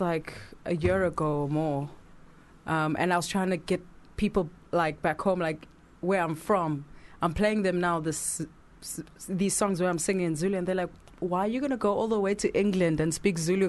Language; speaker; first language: English; non-native, local second language; Zulu